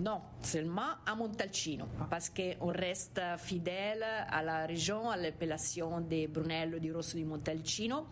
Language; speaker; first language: French; non-native, fluent; Italian